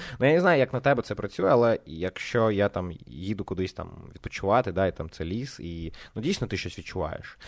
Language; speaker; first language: Ukrainian; non-native, local second language; Russian